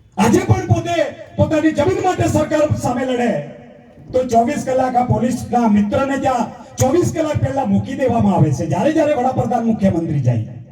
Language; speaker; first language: Gujarati; non-native, local second language; Rathawi